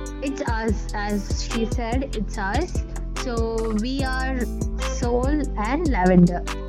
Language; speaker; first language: English; non-native, local second language; Kannada